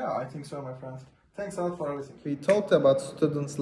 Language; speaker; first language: English; non-native, learner; Turkish